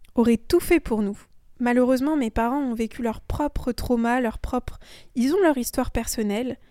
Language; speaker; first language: French; early bilingual, other home language; Persian